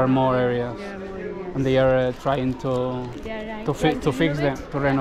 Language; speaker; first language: English; non-native, learner; Spanish